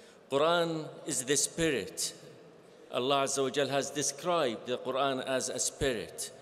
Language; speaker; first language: English; non-native, fluent; Arabic